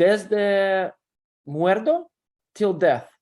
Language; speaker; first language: Spanish; non-native, learner; Russian